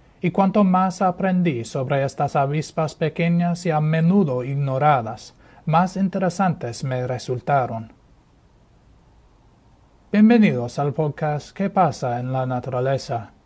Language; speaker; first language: Spanish; non-native, fluent; English